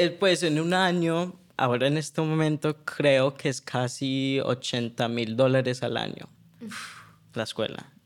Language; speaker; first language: Spanish; early bilingual, heritage; Spanish